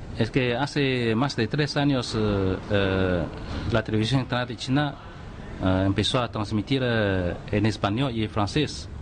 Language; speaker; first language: Spanish; non-native, fluent; Chinese